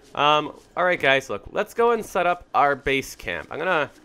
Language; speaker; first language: English; native; English